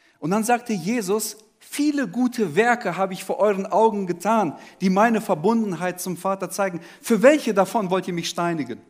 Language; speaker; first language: German; early bilingual, other home language; Russian